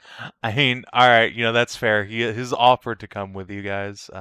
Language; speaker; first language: English; native; English